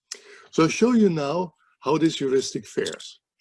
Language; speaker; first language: English; non-native, fluent; German